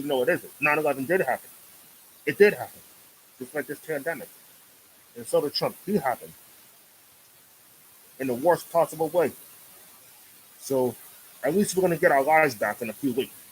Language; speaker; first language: English; native; English